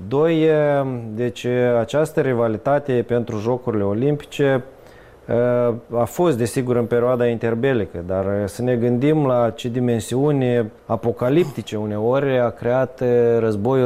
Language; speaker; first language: Romanian; native; Romanian